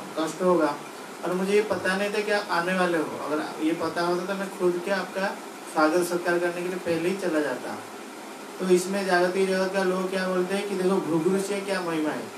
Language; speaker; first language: Hindi; non-native, local second language; Odia